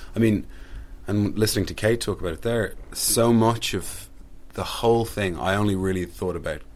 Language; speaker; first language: English; native; English